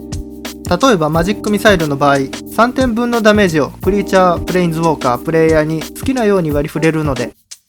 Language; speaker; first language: Japanese; native; Japanese